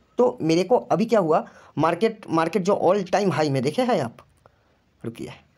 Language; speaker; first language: Hindi; non-native, local second language; Bangla